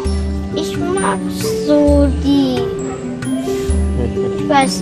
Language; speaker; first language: German; early bilingual, heritage; German